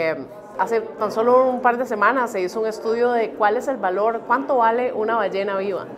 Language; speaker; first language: Spanish; native; Spanish